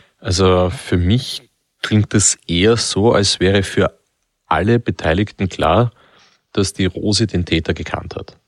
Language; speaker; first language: German; native; German